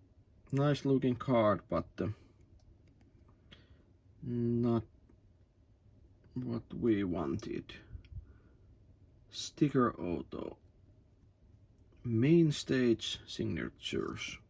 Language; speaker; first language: English; non-native, learner; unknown